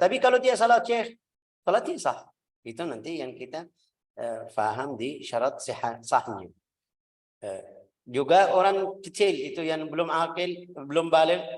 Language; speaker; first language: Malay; non-native, fluent; Arabic